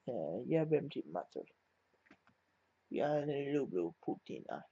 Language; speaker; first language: Polish; non-native, learner; English